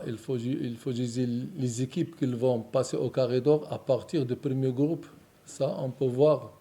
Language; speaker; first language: French; non-native, local second language; Arabic